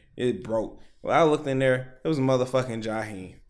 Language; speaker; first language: English; native; English